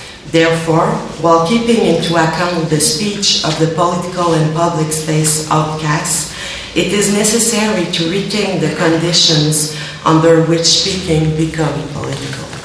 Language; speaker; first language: English; non-native, learner; French